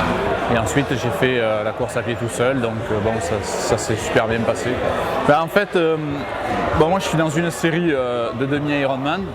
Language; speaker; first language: French; native; French